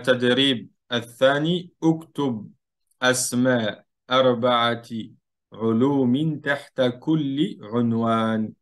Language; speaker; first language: Arabic; non-native, fluent; French